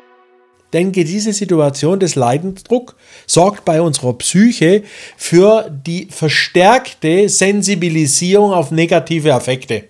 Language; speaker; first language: German; native; German